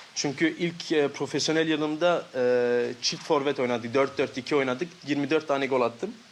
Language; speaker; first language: Turkish; early bilingual, heritage; Turkish